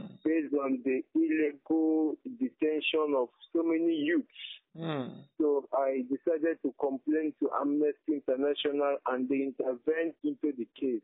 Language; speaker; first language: English; non-native, local second language; Igbo